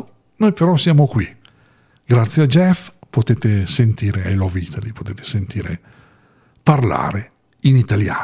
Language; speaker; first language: Italian; native; Italian